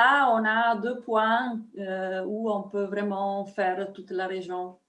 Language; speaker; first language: French; non-native, fluent; Italian